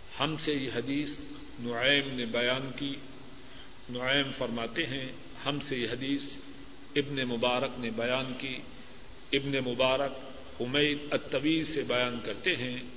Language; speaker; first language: Urdu; non-native, local second language; Punjabi